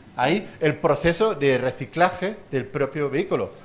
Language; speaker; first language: Spanish; non-native, fluent; Danish